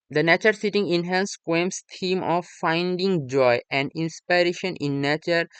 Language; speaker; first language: English; non-native, local second language; Bangla